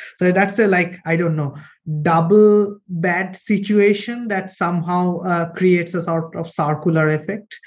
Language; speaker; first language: English; non-native, local second language; Bangla